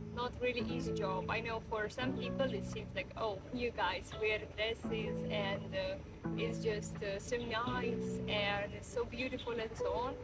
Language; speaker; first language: English; non-native, fluent; Russian